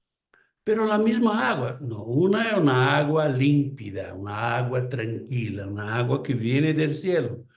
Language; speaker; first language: Spanish; non-native, fluent; Portuguese